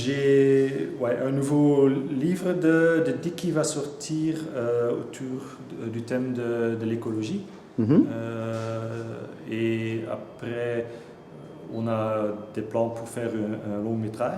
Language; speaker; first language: French; non-native, local second language; Dutch